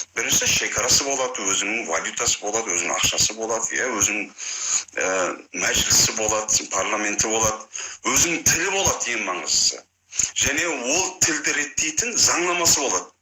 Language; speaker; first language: Kazakh; non-native, fluent; Turkish